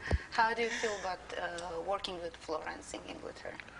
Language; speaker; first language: English; non-native, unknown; Armenian